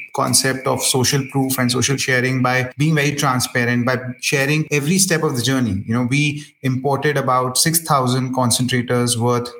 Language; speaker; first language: English; non-native, local second language; Hindi